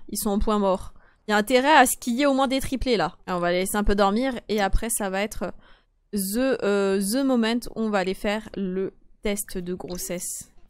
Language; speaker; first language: French; native; French